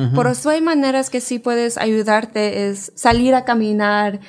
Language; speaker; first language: Spanish; early bilingual, heritage; Spanish